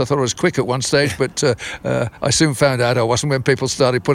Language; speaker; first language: English; native; English